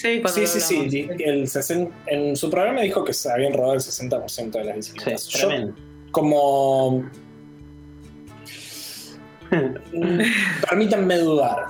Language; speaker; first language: Spanish; native; Spanish